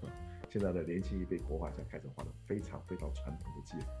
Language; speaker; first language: Chinese; non-native, local second language; Cantonese